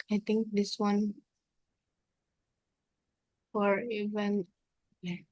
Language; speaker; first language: English; non-native, learner; Indonesian